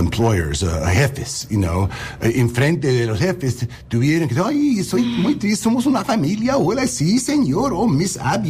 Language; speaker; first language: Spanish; non-native, learner; English